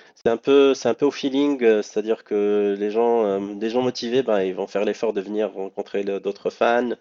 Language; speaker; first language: French; non-native, local second language; Arabic